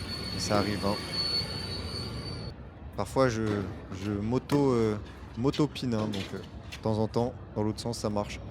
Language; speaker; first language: French; native; French